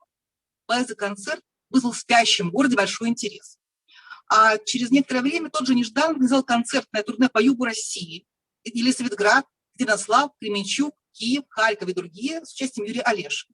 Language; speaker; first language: Russian; native; Russian